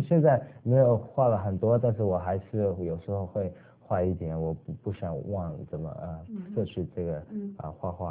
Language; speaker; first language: Chinese; early bilingual, other home language; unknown